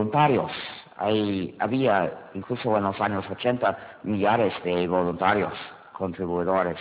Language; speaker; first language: Spanish; non-native, fluent; English